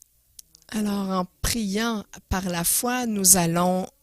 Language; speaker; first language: French; non-native, fluent; English